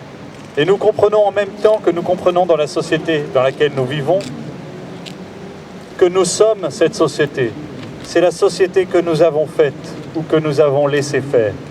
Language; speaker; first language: French; native; French